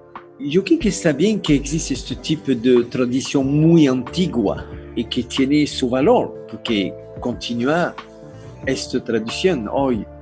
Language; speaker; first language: Spanish; non-native, learner; French